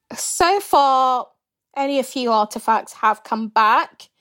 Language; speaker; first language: English; early bilingual, other home language; Yoruba